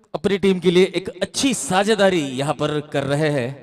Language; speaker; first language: Hindi; non-native, local second language; Marathi